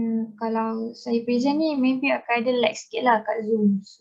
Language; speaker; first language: Malay; native; Malay